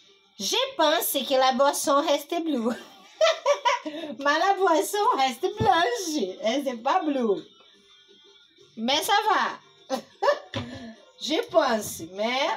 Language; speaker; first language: French; non-native, learner; Portuguese